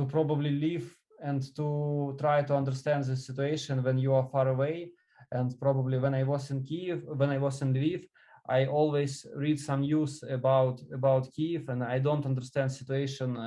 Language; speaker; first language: English; non-native, learner; Ukrainian